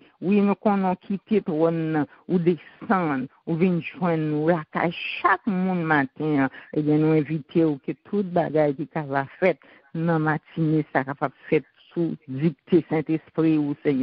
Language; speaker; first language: French; non-native, local second language; Haitian Creole